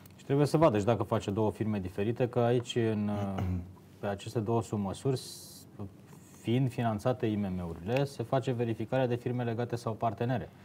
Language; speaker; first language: Romanian; native; Romanian